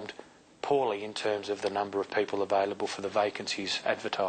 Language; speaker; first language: English; native; English